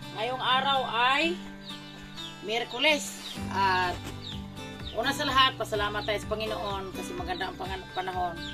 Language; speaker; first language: Filipino; non-native, local second language; Cebuano